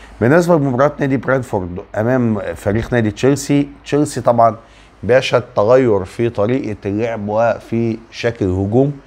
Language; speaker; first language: Arabic; native; Arabic